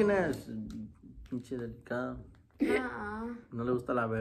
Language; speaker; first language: Spanish; early bilingual, other home language; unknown